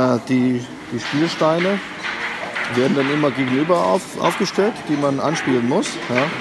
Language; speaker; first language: German; non-native, fluent; Latvian